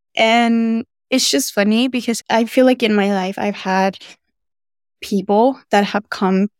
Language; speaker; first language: English; non-native, fluent; Spanish